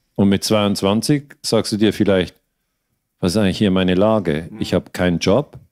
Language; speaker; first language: German; native; German